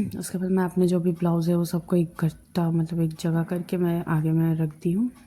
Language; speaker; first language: Hindi; non-native, local second language; Bangla